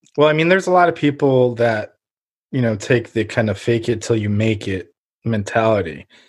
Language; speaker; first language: English; early bilingual, other home language; Ukrainian